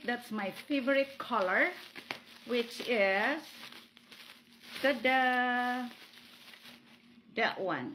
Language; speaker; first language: English; non-native, local second language; Filipino